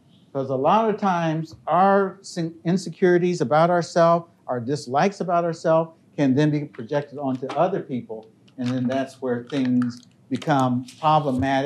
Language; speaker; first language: English; native; English